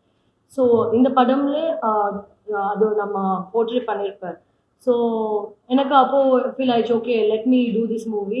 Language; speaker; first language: Tamil; non-native, fluent; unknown